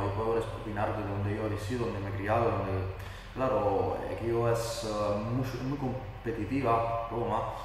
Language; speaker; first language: Spanish; non-native, fluent; Italian